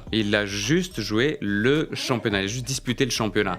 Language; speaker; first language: French; native; French